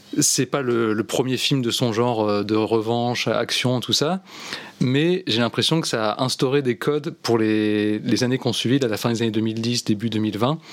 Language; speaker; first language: French; native; French